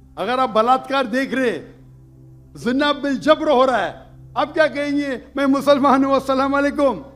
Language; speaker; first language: Urdu; non-native, local second language; Konkani